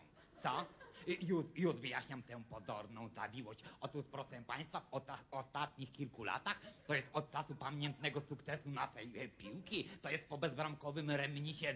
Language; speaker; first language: Polish; native; Polish